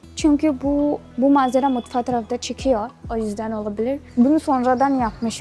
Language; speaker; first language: Turkish; non-native, fluent; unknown